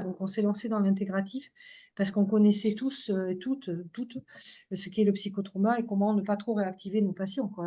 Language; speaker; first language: French; native; French